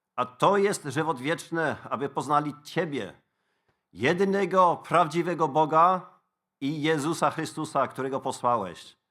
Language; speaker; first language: Polish; non-native, fluent; Dutch